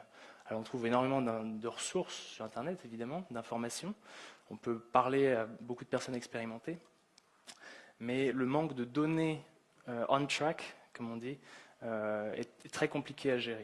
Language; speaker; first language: French; native; French